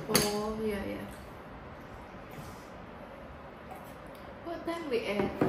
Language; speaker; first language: English; non-native, learner; Indonesian